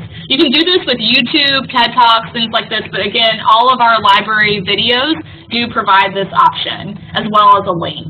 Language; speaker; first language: English; native; English